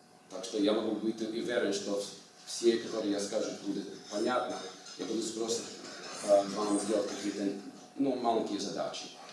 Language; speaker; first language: Russian; non-native, learner; English